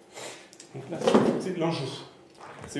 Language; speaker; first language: French; native; French